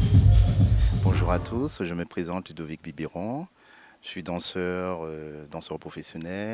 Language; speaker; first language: French; native; French